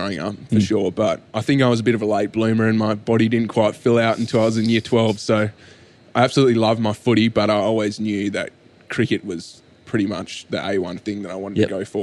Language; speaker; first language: English; native; English